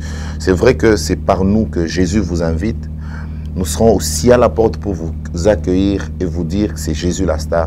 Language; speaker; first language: French; non-native, local second language; Swahili